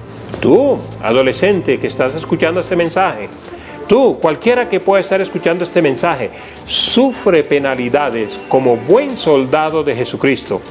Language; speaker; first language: Spanish; native; Spanish